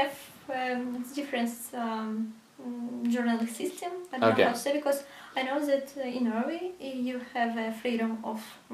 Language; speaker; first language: English; non-native, learner; Russian